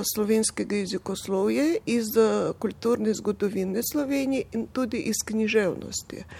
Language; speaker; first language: Slovenian; non-native, fluent; Russian